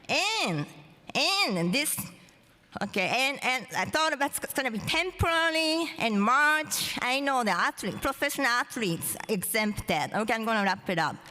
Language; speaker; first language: English; non-native, fluent; Japanese